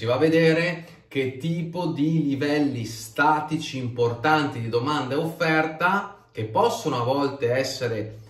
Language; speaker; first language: Italian; native; Italian